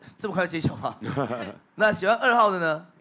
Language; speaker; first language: Chinese; native; Chinese